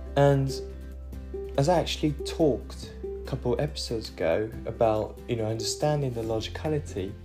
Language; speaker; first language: English; non-native, fluent; Japanese